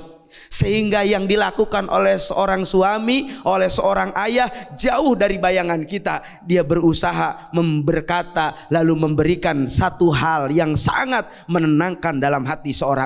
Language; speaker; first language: Indonesian; native; Indonesian